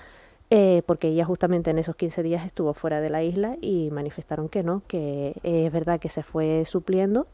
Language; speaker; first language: Spanish; native; Spanish